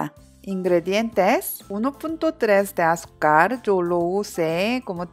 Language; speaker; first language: Spanish; non-native, learner; Korean